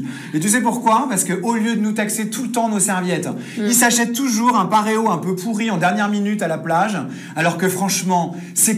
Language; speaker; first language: French; native; French